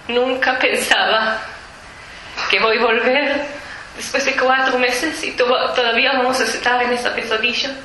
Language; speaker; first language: Spanish; early bilingual, heritage; Spanish